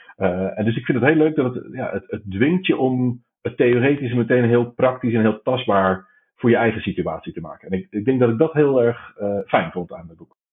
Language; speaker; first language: Dutch; native; Dutch